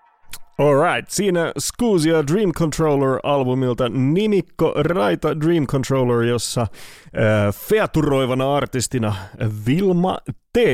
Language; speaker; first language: Finnish; native; Finnish